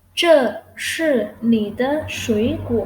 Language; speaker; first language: Chinese; non-native, fluent; Thai